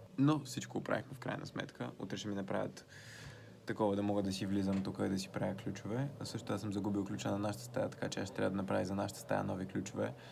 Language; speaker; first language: Bulgarian; native; Bulgarian